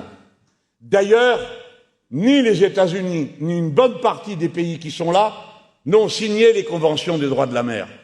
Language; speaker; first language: French; native; French